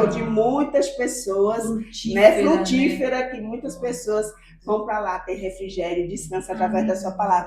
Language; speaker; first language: Portuguese; native; Portuguese